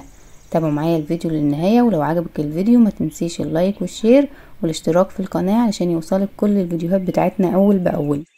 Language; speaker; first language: Arabic; native; Arabic